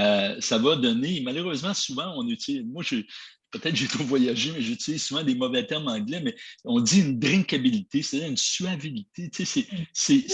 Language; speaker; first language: French; native; French